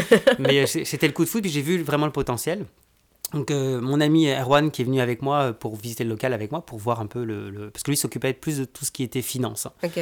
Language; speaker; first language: French; native; French